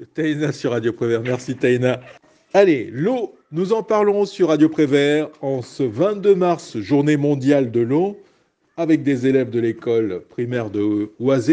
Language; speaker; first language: French; native; French